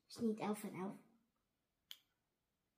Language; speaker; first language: Dutch; early bilingual, other home language; Filipino